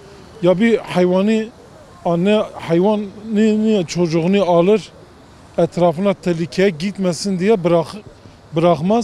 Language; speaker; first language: Turkish; non-native, local second language; Kurdish